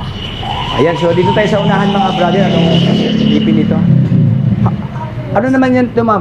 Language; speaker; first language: Filipino; native; Filipino